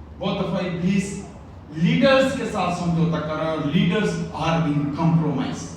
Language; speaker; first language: Urdu; non-native, local second language; Punjabi